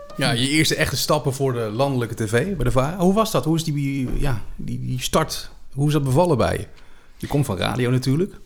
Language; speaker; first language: Dutch; native; Dutch